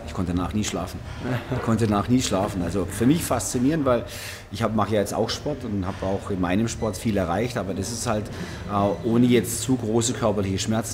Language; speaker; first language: German; native; German